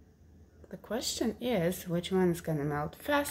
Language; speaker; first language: English; non-native, fluent; Russian